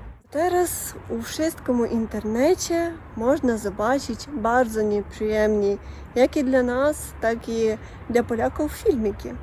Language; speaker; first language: Polish; non-native, learner; Russian